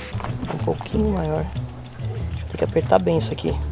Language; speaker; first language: Portuguese; native; Portuguese